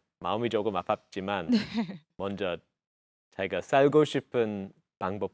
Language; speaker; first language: Korean; non-native, fluent; English